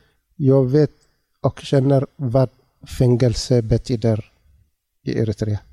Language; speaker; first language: Swedish; non-native, learner; Tigrinya